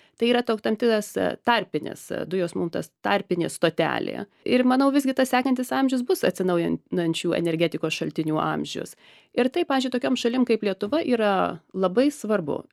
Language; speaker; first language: Lithuanian; early bilingual, heritage; Lithuanian